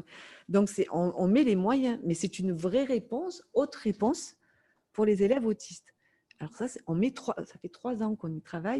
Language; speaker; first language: French; native; French